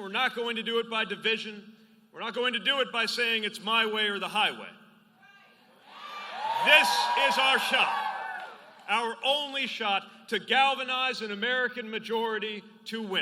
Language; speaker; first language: English; native; English